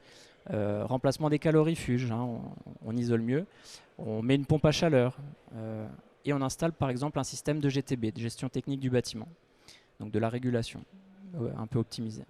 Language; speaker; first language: French; native; French